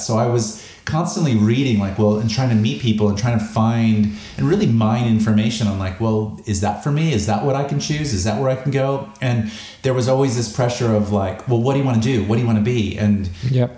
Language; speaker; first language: English; native; English